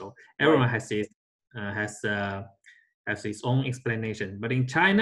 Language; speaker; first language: English; non-native, learner; Chinese